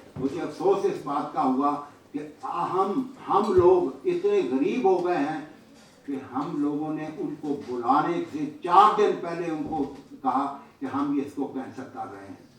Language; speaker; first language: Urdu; non-native, local second language; Punjabi